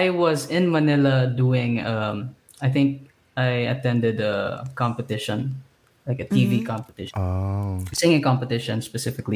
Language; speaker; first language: English; non-native, local second language; Cebuano